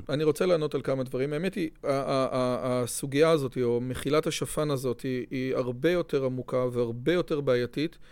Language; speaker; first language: Hebrew; non-native, fluent; French